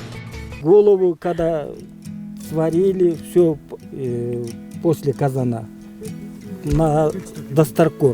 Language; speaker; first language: Russian; non-native, local second language; Kyrgyz